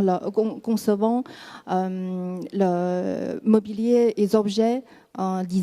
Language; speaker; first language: French; non-native, fluent; Chinese